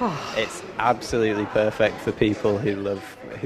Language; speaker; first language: English; native; English